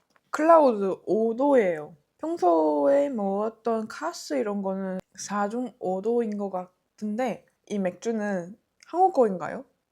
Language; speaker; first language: Korean; non-native, fluent; Chinese